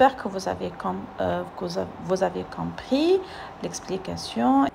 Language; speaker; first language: French; non-native, fluent; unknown